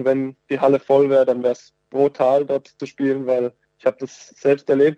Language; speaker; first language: German; native; German